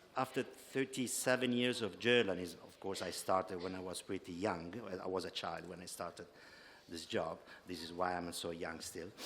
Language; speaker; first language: English; non-native, fluent; Italian